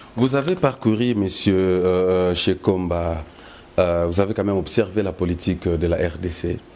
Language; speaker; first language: French; non-native, local second language; Lingala